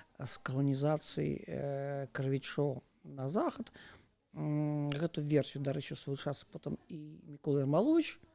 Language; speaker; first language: Belarusian; non-native, local second language; Russian